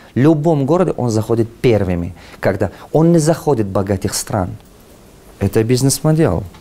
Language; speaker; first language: Russian; non-native, local second language; Tajik